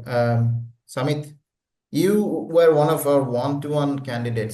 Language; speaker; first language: English; non-native, local second language; Bangla